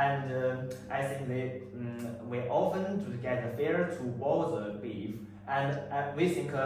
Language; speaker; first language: English; non-native, learner; Chinese